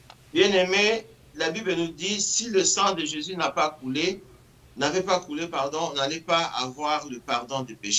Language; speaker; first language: French; non-native, local second language; Lingala